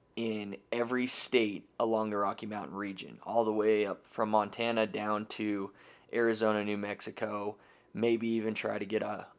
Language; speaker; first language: English; native; English